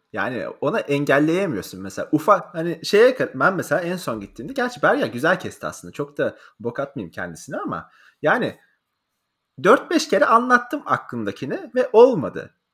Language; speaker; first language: Turkish; native; Turkish